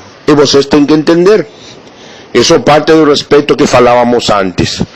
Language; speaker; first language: Portuguese; non-native, learner; Spanish